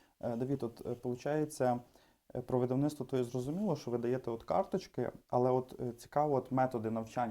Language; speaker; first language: Ukrainian; native; Ukrainian